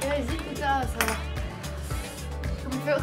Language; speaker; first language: German; non-native, local second language; French